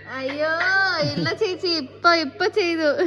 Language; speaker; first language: Malayalam; non-native, learner; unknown